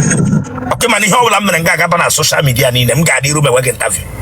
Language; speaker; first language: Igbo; native; Igbo